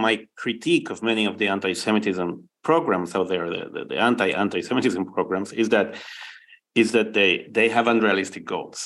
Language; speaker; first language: English; non-native, fluent; Spanish